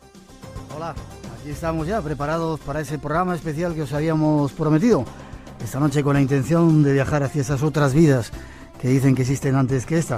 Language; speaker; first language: Spanish; native; Spanish